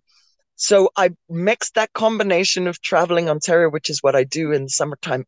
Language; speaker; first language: English; native; English